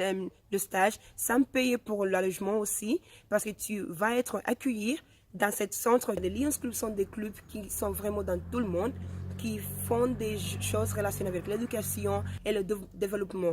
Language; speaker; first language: French; non-native, fluent; Spanish